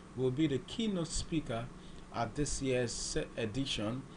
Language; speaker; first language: English; non-native, local second language; Yoruba